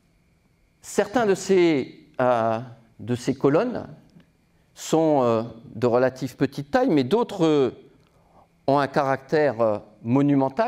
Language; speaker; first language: French; native; French